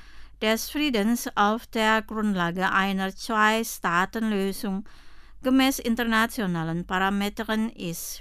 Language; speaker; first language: German; non-native, fluent; Indonesian